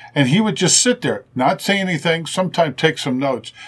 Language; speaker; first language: English; native; English